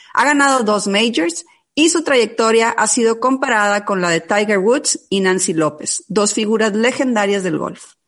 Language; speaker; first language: Spanish; native; Spanish